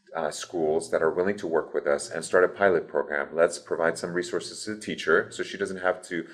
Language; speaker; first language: English; early bilingual, other home language; Persian